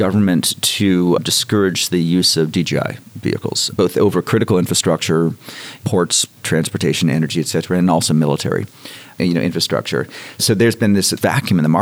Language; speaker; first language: English; native; English